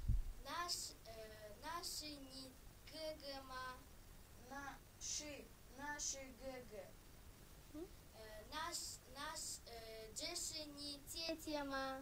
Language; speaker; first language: Chinese; non-native, learner; Kyrgyz